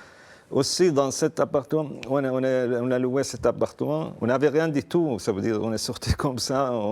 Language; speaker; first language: French; non-native, fluent; Arabic